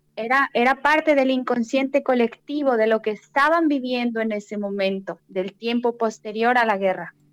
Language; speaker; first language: Spanish; native; Spanish